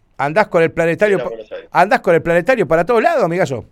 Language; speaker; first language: Spanish; native; Spanish